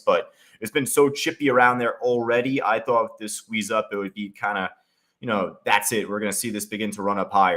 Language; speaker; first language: English; native; English